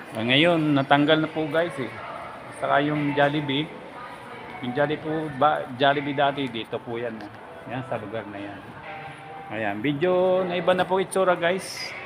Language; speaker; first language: Filipino; native; Filipino